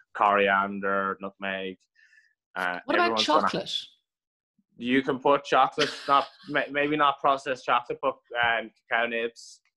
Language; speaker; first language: English; native; English